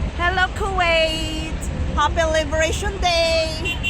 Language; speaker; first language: English; non-native, local second language; Cebuano